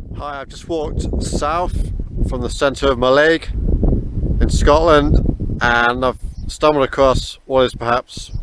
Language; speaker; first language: English; native; English